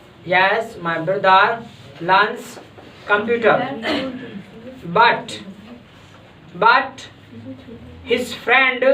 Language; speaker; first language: English; non-native, fluent; Hindi